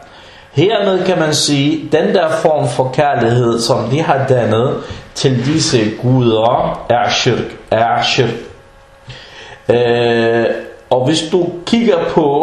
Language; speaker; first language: Danish; early bilingual, other home language; Arabic